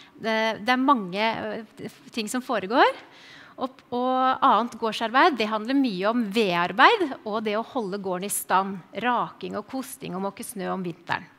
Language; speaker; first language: Norwegian; native; Norwegian